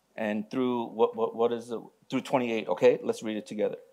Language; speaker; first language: English; native; English